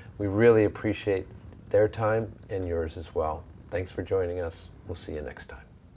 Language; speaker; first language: English; native; English